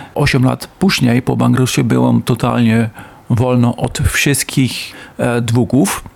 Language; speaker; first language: Polish; non-native, learner; Dutch